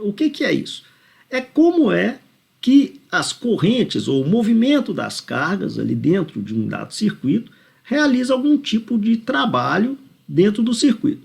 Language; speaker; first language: Portuguese; native; Portuguese